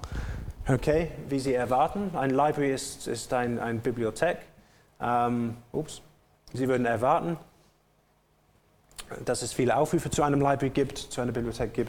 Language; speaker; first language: German; non-native, fluent; English